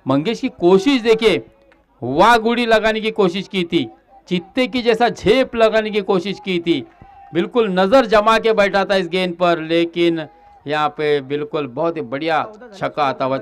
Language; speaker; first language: Hindi; non-native, local second language; Marathi